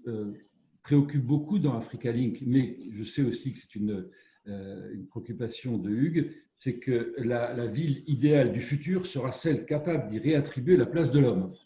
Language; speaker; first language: French; native; French